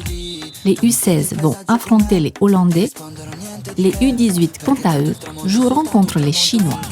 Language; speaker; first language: French; native; French